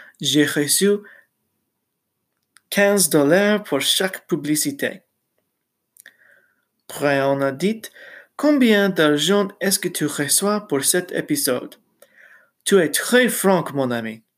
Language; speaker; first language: French; non-native, learner; English